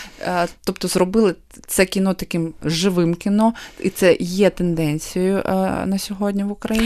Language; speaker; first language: Ukrainian; non-native, local second language; Russian